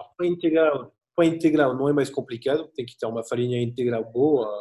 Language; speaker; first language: Portuguese; non-native, learner; French